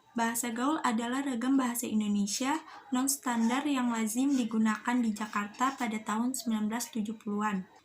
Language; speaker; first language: Indonesian; native; Indonesian